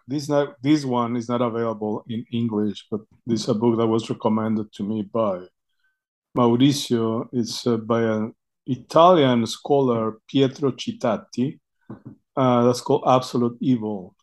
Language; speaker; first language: English; non-native, fluent; Spanish